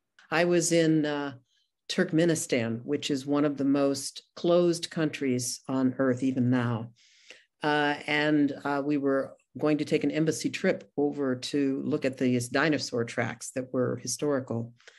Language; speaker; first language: English; native; English